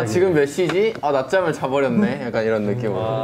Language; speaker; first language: Korean; native; Korean